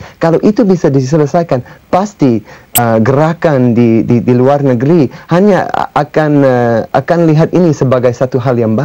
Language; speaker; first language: Indonesian; non-native, fluent; English